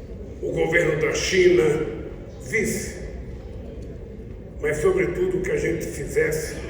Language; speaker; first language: Portuguese; native; Portuguese